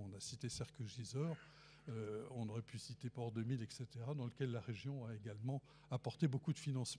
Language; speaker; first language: French; native; French